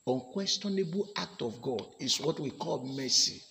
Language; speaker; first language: English; non-native, local second language; Yoruba